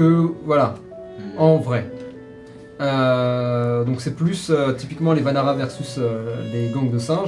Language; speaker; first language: French; native; French